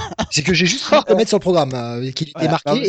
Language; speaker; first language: French; native; French